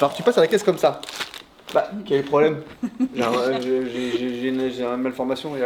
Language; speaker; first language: French; native; French